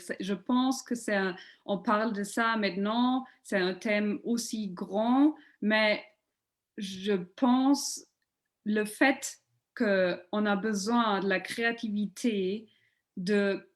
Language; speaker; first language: French; non-native, local second language; German